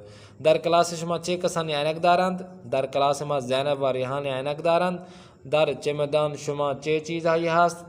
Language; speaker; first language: Persian; non-native, fluent; Urdu